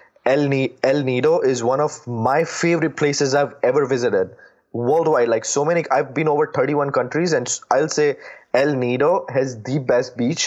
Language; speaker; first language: English; non-native, local second language; Gujarati